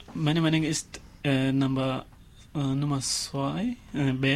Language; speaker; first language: German; non-native, learner; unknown